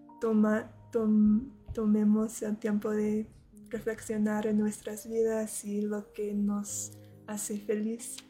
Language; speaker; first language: Spanish; non-native, learner; English